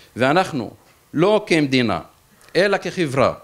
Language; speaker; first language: Hebrew; native; Hebrew